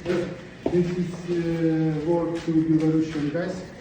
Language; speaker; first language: English; non-native, learner; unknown